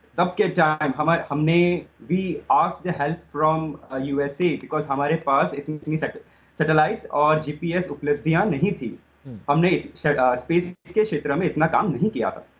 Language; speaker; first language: Hindi; non-native, local second language; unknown